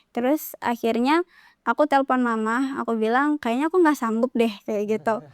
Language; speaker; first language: Indonesian; native; Indonesian